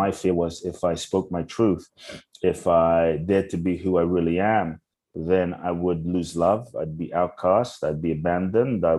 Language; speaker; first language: English; native; English